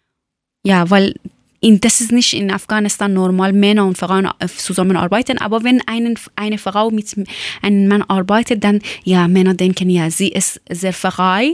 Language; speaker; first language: German; non-native, learner; Persian